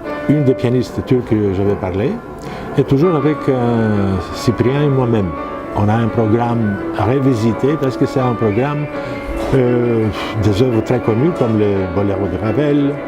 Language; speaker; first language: French; non-native, fluent; Greek